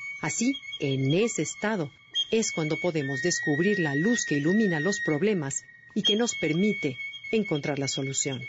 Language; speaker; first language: Spanish; native; Spanish